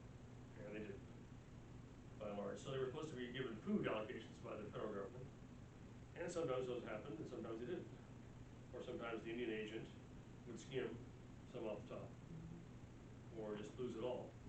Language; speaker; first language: English; native; English